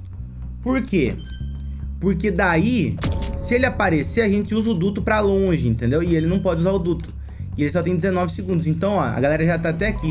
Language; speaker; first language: Portuguese; native; Portuguese